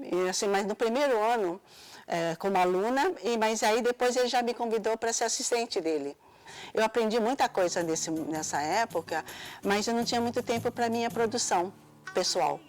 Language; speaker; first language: Portuguese; early bilingual, other home language; Cantonese